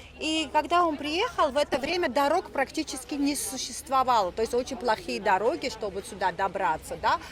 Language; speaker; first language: Russian; non-native, local second language; Armenian